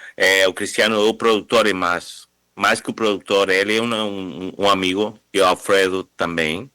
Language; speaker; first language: Portuguese; non-native, learner; Spanish